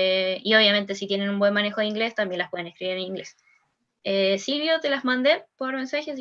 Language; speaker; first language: Spanish; native; Spanish